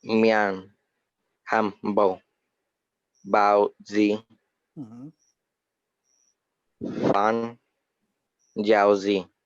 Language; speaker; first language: Chinese; non-native, learner; English